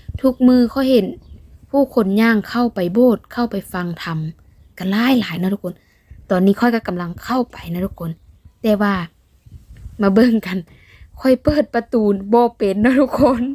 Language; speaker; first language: Thai; non-native, local second language; Northeastern Thai